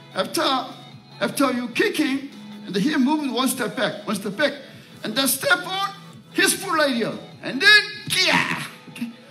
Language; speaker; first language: English; non-native, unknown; Korean